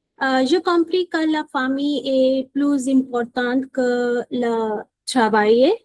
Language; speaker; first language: French; non-native, learner; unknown